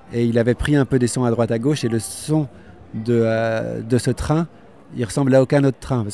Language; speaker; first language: French; native; French